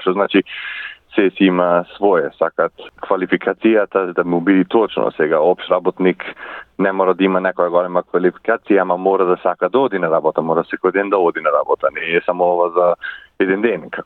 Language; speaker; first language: Macedonian; early bilingual, heritage; Macedonian